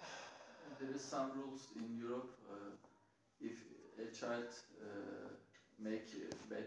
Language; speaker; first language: English; non-native, learner; Turkish